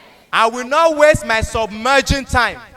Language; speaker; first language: English; non-native, local second language; Yoruba